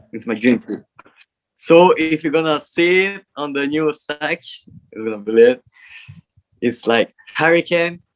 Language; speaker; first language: English; non-native, learner; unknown